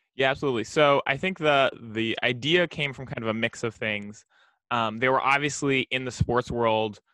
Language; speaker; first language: English; native; English